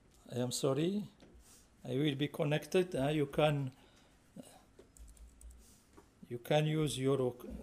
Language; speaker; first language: English; non-native, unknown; Arabic